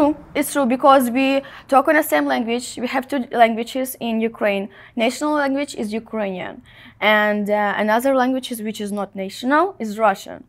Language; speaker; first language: English; non-native, fluent; Ukrainian